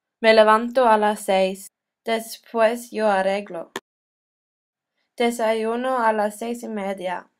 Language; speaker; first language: Spanish; non-native, learner; Norwegian